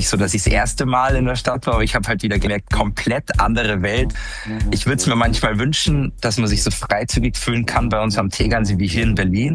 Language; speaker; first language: German; native; German